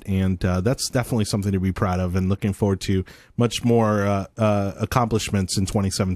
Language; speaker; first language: English; native; English